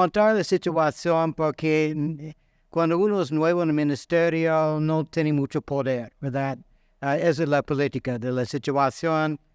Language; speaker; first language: Spanish; non-native, fluent; English